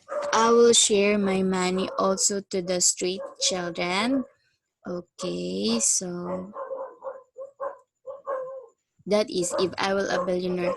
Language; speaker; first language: English; non-native, fluent; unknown